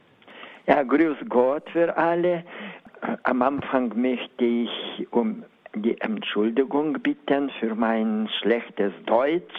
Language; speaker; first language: German; non-native, learner; Lithuanian